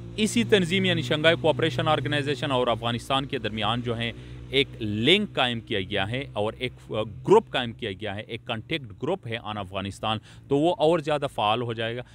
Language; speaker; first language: Urdu; non-native, local second language; Pashto